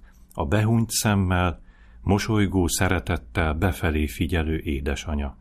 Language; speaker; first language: Hungarian; native; Hungarian